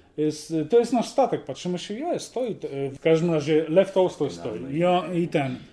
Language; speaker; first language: Polish; native; Polish